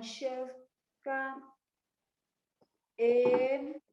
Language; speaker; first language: Italian; non-native, learner; Spanish